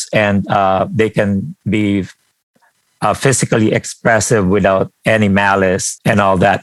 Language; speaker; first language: English; non-native, local second language; Filipino